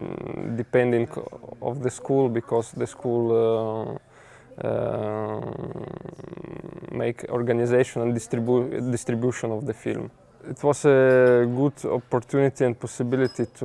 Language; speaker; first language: English; non-native, fluent; Italian